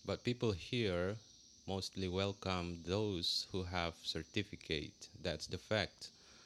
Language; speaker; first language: English; non-native, fluent; Indonesian